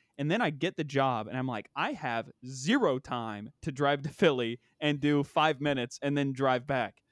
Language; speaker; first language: English; native; English